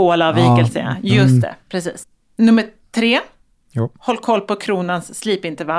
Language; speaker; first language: Swedish; native; Swedish